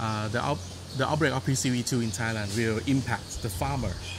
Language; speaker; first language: English; non-native, fluent; Thai